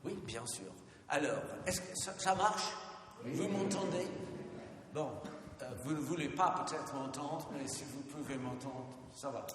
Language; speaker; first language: French; non-native, fluent; English